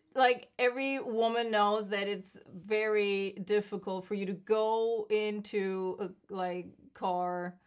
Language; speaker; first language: English; non-native, fluent; German